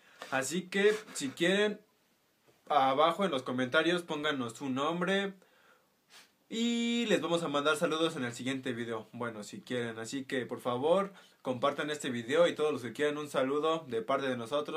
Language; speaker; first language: Spanish; native; Spanish